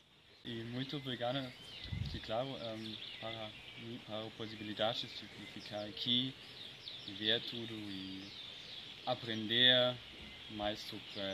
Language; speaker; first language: Portuguese; non-native, learner; German